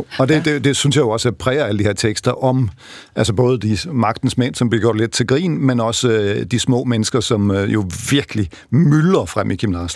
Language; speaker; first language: Danish; native; Danish